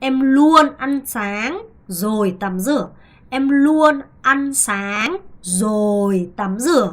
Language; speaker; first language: Vietnamese; non-native, fluent; Korean